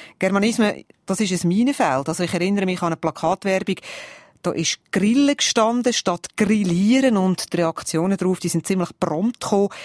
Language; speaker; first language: German; native; German